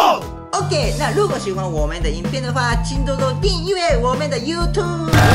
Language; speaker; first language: Chinese; non-native, fluent; Japanese